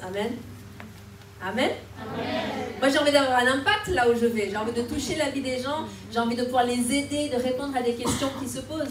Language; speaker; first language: French; native; French